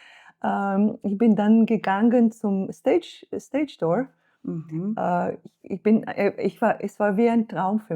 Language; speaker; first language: German; non-native, fluent; Slovenian